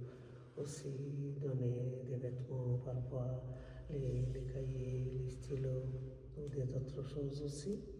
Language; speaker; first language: French; non-native, fluent; Bangla